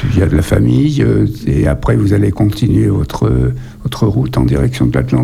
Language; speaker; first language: French; native; French